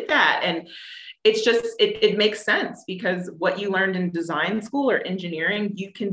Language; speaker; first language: English; native; English